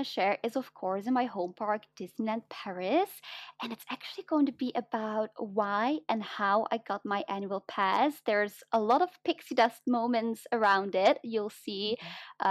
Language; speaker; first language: English; non-native, fluent; Dutch